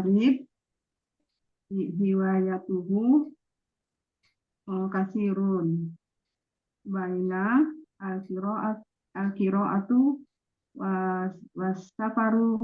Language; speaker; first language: Arabic; non-native, learner; Indonesian